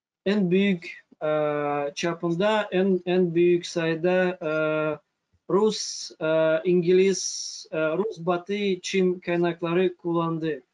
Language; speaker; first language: Turkish; non-native, fluent; Russian